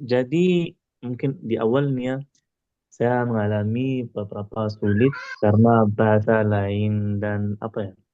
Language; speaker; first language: Indonesian; non-native, learner; Arabic